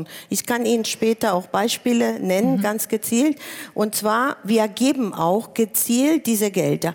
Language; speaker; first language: German; non-native, fluent; Spanish